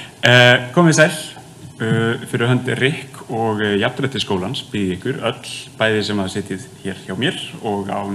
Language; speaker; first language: Icelandic; native; Icelandic